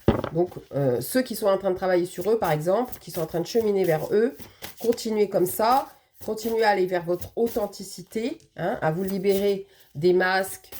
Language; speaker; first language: French; native; French